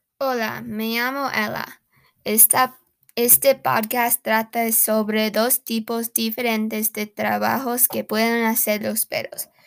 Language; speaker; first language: Spanish; non-native, learner; English